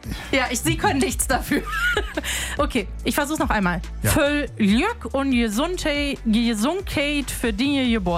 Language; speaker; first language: German; native; German